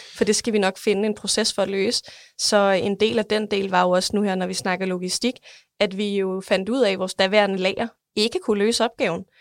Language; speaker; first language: Danish; native; Danish